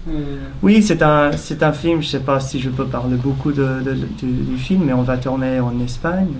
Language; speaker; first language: French; non-native, fluent; English